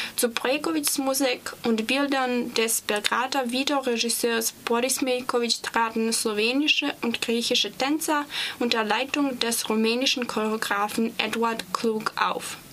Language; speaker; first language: German; non-native, fluent; Serbian